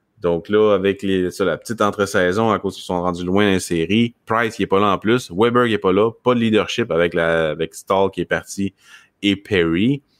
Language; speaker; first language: French; native; French